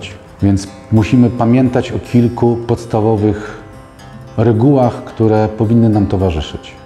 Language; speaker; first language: Polish; native; Polish